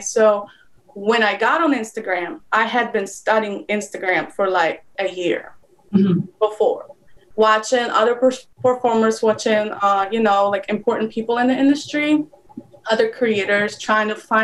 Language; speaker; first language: English; non-native, fluent; Polish